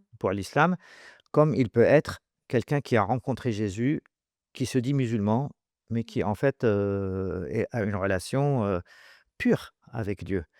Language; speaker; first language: French; non-native, local second language; Arabic